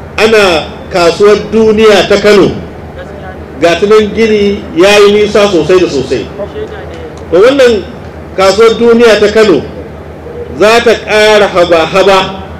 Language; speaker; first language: Hausa; native; Hausa